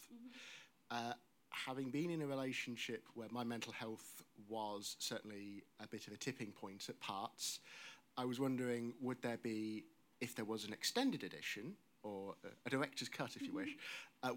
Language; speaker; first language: English; native; English